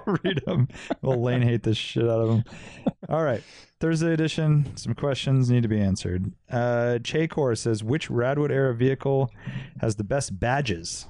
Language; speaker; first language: English; native; English